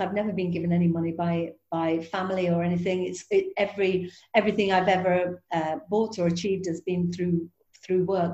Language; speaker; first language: English; native; English